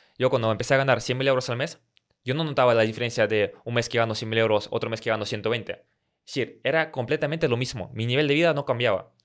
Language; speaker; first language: Spanish; early bilingual, other home language; Russian